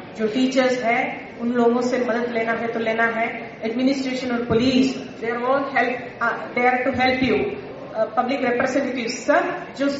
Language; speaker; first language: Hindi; non-native, local second language; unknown